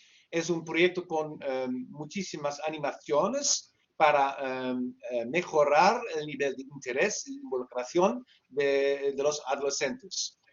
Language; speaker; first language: Spanish; non-native, learner; Dutch